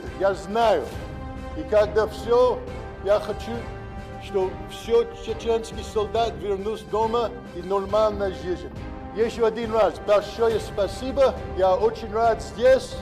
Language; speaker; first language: Russian; non-native, learner; English